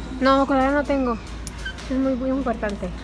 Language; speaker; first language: Spanish; native; Spanish